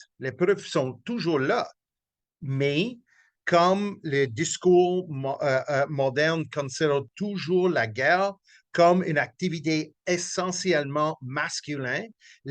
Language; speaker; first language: French; non-native, local second language; English